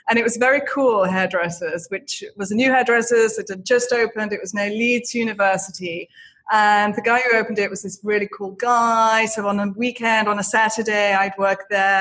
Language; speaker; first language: English; native; English